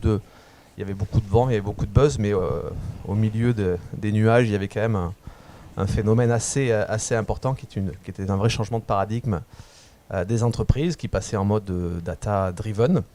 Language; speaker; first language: French; native; French